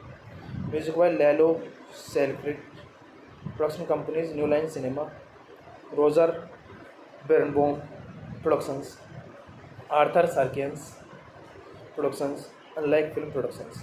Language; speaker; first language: English; non-native, learner; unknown